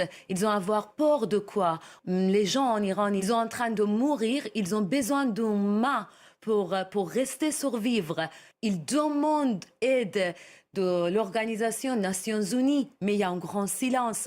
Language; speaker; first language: French; non-native, learner; Persian